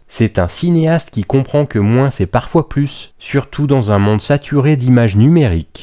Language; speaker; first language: French; native; French